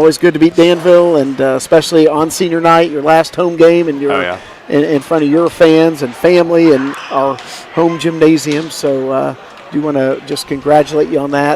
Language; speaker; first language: English; native; English